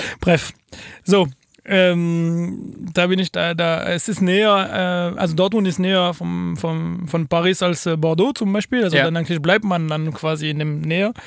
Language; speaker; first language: German; non-native, fluent; French